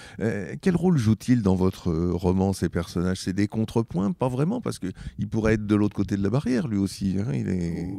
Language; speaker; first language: French; native; French